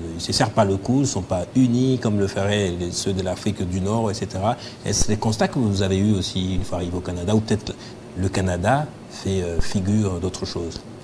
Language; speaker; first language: French; non-native, local second language; Lingala